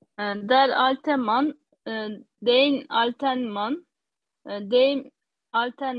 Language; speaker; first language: German; non-native, learner; Turkish